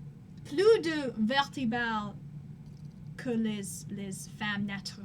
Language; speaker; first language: French; non-native, learner; English